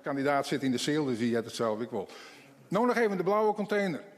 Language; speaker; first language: Dutch; non-native, local second language; Western Frisian